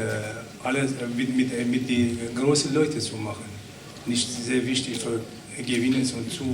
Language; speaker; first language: German; non-native, learner; Persian